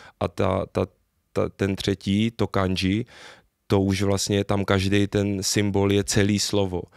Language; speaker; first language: Czech; native; Czech